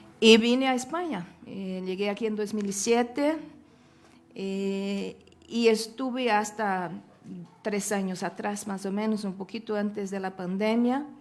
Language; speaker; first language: Spanish; non-native, fluent; Portuguese